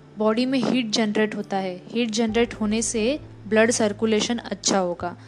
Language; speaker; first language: Hindi; non-native, local second language; Marathi